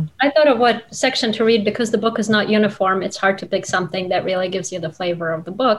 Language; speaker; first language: English; non-native, fluent; Russian